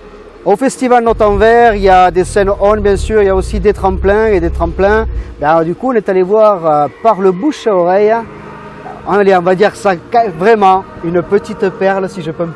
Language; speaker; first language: French; native; French